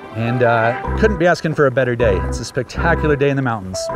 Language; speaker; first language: English; native; English